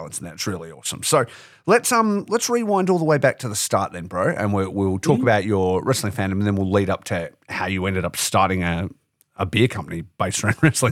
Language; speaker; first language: English; native; English